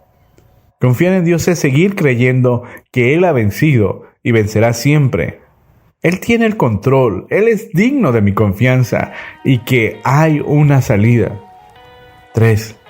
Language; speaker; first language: Spanish; native; Spanish